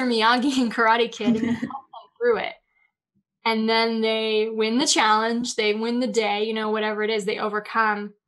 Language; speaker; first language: English; native; English